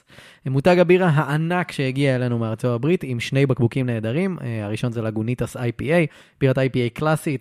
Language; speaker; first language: Hebrew; native; Hebrew